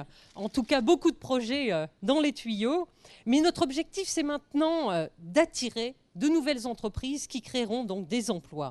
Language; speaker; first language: French; native; French